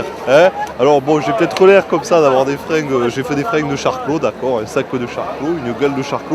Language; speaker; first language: French; native; French